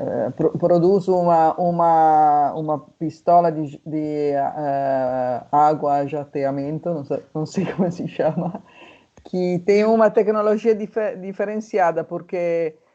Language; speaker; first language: Portuguese; non-native, fluent; Italian